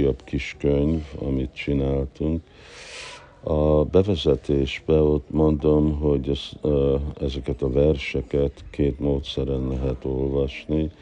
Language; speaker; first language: Hungarian; early bilingual, heritage; Hungarian